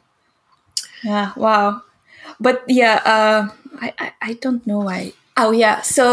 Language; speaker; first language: English; non-native, fluent; Russian